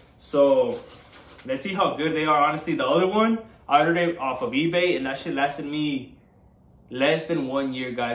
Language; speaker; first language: English; early bilingual, other home language; Spanish